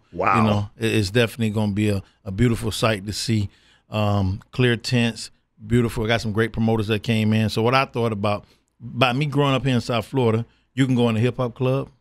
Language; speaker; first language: English; native; English